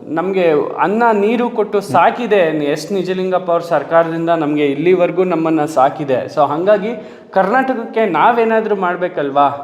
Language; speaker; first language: Kannada; native; Kannada